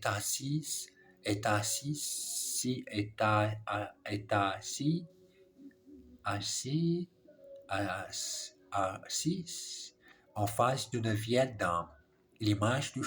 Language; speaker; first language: French; non-native, learner; English